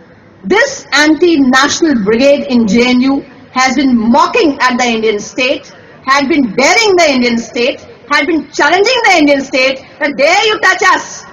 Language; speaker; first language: English; non-native, local second language; Hindi